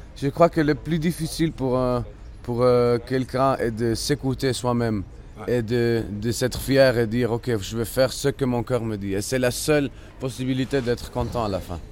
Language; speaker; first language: French; non-native, local second language; Spanish